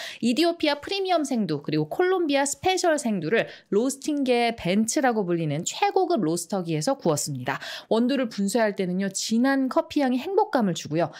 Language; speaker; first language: Korean; native; Korean